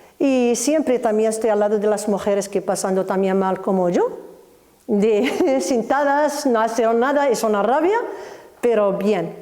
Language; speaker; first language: Spanish; non-native, learner; Arabic